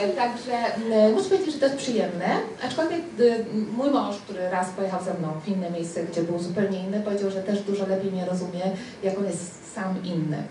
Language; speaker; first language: Polish; early bilingual, heritage; Spanish